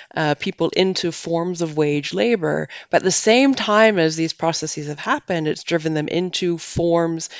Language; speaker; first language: English; native; English